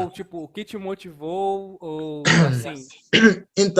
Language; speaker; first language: Portuguese; native; Portuguese